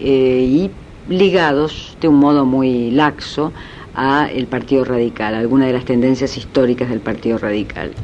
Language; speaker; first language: Spanish; native; Spanish